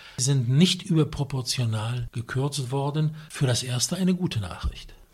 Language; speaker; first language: German; non-native, fluent; Polish